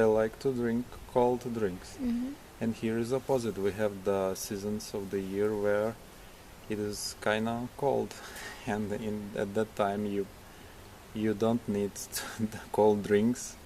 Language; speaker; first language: English; non-native, learner; Ukrainian